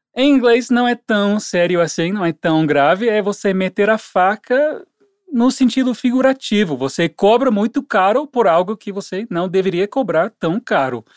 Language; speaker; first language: Portuguese; non-native, fluent; English